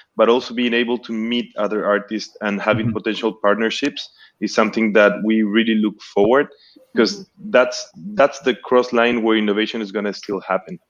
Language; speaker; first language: English; non-native, fluent; Spanish